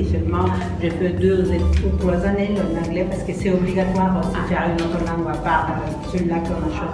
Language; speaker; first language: French; non-native, fluent; Spanish